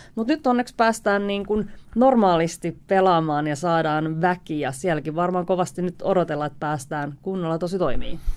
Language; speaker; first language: Finnish; native; Finnish